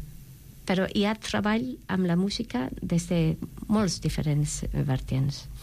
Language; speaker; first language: Catalan; non-native, fluent; English